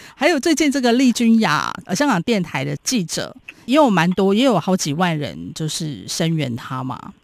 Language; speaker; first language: Chinese; native; Chinese